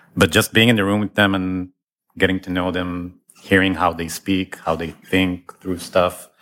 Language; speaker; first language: English; non-native, fluent; Hebrew